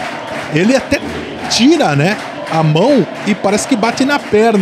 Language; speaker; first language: Portuguese; native; Portuguese